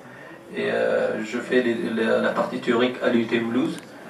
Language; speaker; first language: French; non-native, fluent; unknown